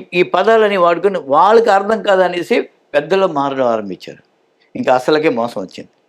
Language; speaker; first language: Telugu; early bilingual, heritage; Telugu